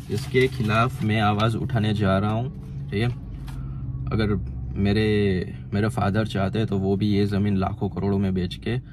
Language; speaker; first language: Hindi; non-native, local second language; Gujarati